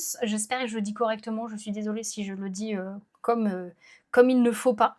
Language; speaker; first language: French; native; French